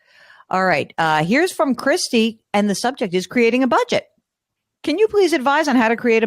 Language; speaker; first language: English; native; English